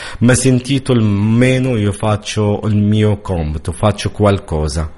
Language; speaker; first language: Italian; non-native, learner; Arabic